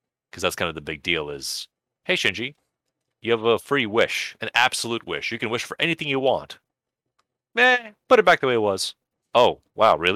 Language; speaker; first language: English; early bilingual, other home language; Russian